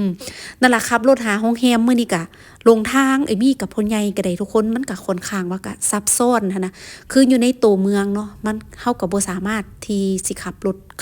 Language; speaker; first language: Thai; non-native, local second language; Lao